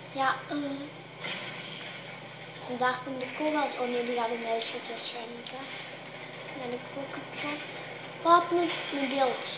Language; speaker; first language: Dutch; native; Dutch